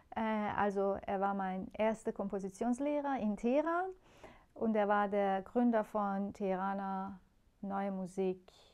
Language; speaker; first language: German; non-native, fluent; Persian